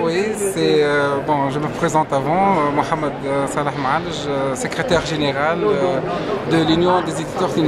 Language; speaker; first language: French; non-native, local second language; Arabic